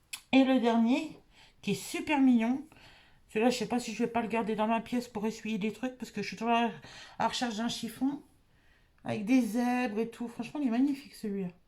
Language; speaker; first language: French; native; French